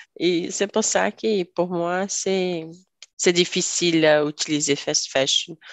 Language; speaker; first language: French; non-native, learner; Portuguese